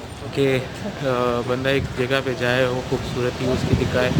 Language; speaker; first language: Urdu; native; Urdu